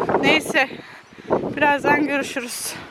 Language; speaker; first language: Turkish; early bilingual, heritage; Turkish